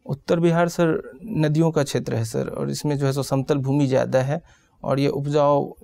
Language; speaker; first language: Hindi; native; Hindi